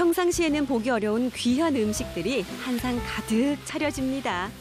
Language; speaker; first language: Korean; native; Korean